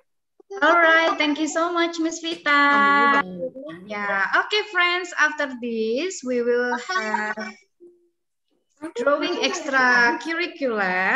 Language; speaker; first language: English; non-native, local second language; Indonesian